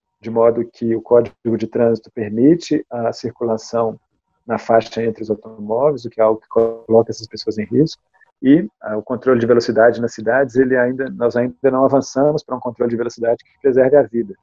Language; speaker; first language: Portuguese; native; Portuguese